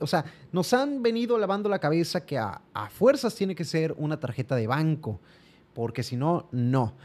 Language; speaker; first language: Spanish; native; Spanish